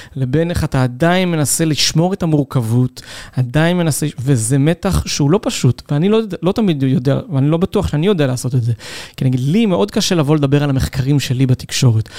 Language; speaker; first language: Hebrew; native; Hebrew